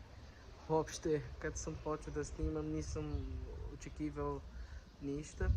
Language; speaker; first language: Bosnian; non-native, learner; Portuguese